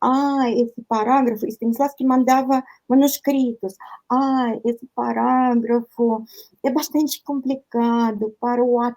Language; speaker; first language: Portuguese; non-native, fluent; Russian